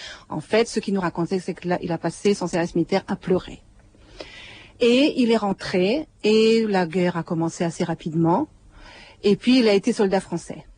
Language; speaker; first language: French; native; French